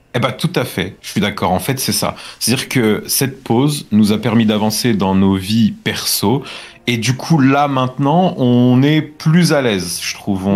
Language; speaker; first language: French; native; French